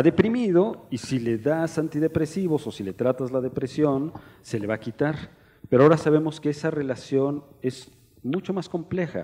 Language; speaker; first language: Spanish; native; Spanish